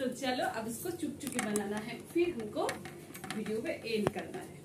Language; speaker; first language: Hindi; non-native, local second language; Bangla